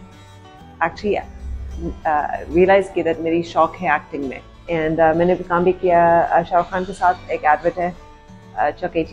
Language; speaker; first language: Hindi; early bilingual, heritage; Urdu